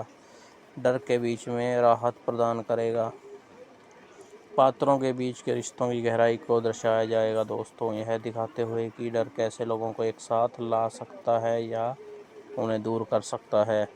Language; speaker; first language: Hindi; native; Hindi